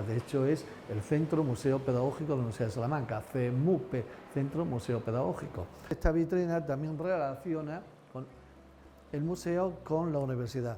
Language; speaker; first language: Spanish; native; Spanish